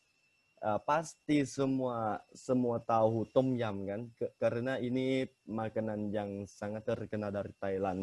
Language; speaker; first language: Indonesian; non-native, fluent; Thai